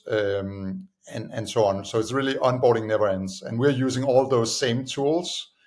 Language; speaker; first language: English; non-native, fluent; Danish